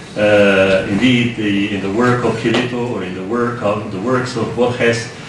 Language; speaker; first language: English; non-native, fluent; Arabic